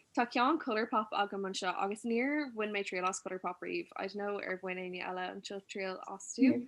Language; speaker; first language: Irish; non-native, local second language; English